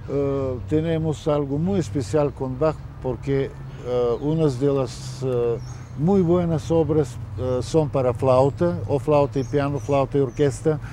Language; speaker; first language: Spanish; non-native, fluent; Bulgarian